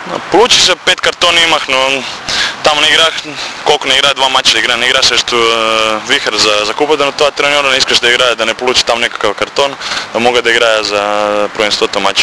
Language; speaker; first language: Bulgarian; non-native, learner; Croatian